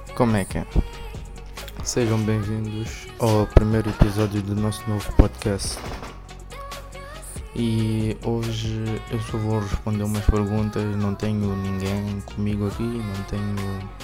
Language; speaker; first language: Portuguese; early bilingual, heritage; Portuguese